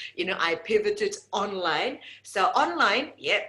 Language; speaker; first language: English; non-native, fluent; Indonesian